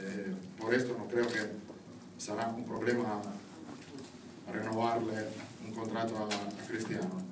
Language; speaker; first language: Spanish; non-native, fluent; Italian